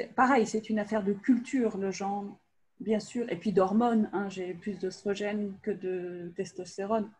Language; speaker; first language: French; native; French